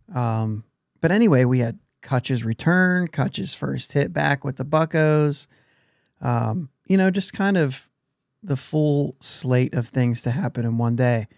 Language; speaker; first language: English; native; English